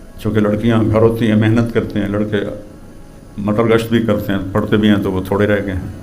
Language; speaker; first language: Urdu; non-native, local second language; Punjabi